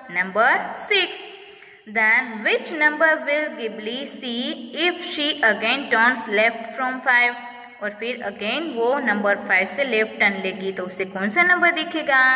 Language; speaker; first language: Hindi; non-native, local second language; Gujarati